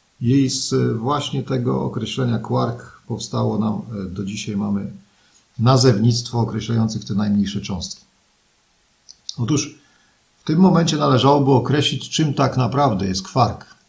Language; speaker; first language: Polish; native; Polish